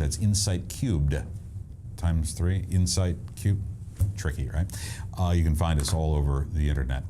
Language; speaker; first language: English; native; English